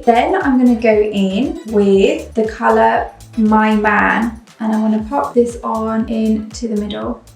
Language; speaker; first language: English; native; English